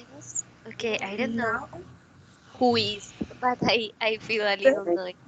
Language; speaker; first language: English; non-native, learner; Spanish